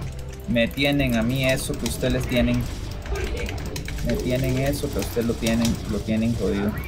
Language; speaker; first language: Spanish; native; Spanish